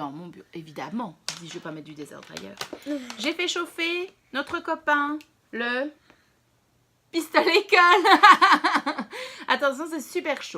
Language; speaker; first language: French; native; French